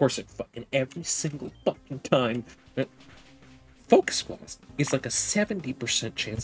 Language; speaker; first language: English; native; English